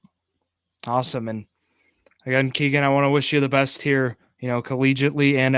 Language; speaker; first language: English; native; English